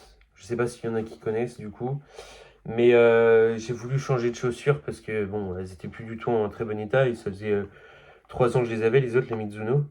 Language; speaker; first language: French; native; French